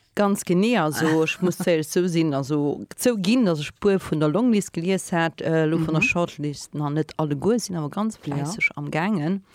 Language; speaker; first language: Luxembourgish; native; Luxembourgish